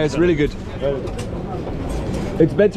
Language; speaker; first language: English; non-native, fluent; German